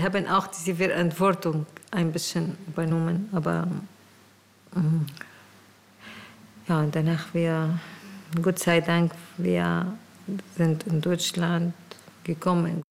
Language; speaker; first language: German; non-native, learner; Arabic